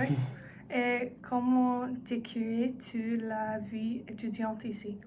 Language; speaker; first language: French; non-native, learner; English